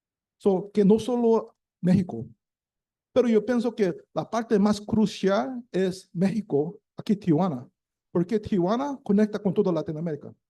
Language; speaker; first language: Spanish; non-native, learner; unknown